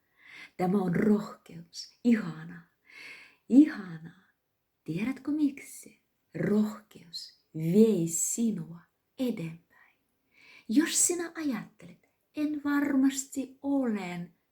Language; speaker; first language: Finnish; non-native, learner; Russian